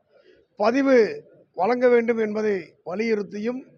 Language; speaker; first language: Tamil; native; Tamil